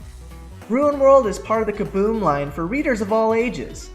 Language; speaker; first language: English; native; English